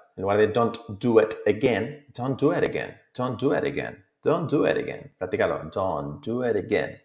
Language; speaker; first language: English; non-native, fluent; Spanish